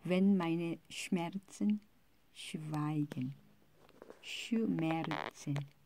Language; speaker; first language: German; non-native, fluent; Korean